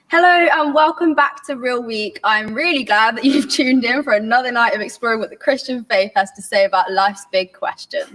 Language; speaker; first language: English; native; English